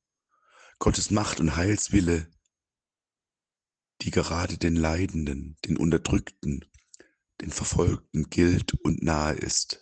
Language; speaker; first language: German; native; German